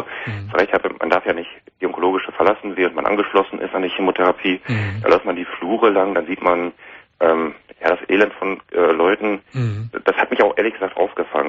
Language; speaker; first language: German; native; German